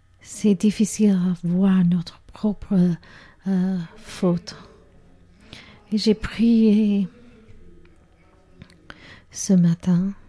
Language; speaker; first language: French; non-native, learner; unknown